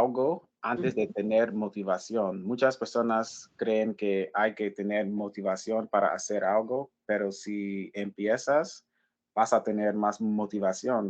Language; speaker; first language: Spanish; non-native, learner; English